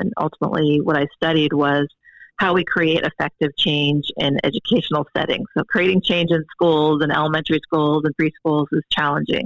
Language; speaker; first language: English; native; English